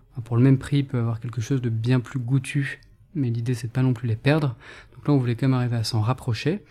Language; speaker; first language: French; native; French